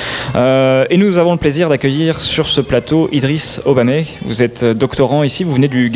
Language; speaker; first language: French; native; French